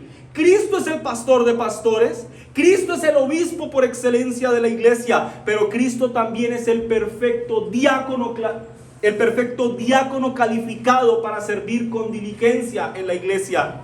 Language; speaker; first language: Spanish; native; Spanish